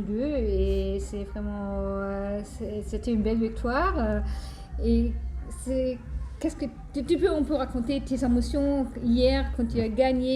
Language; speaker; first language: French; non-native, fluent; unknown